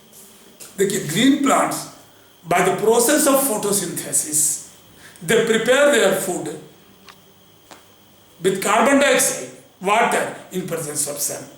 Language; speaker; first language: English; non-native, local second language; Hindi